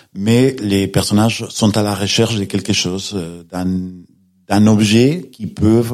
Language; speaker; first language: French; non-native, fluent; Spanish